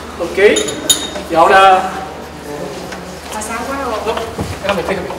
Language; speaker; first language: Spanish; non-native, learner; Chinese